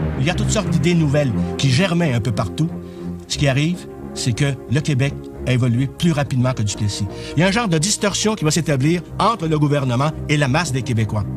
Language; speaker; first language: French; native; French